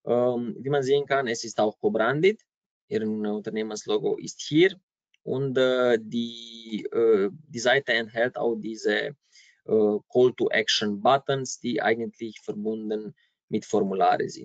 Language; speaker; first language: German; non-native, fluent; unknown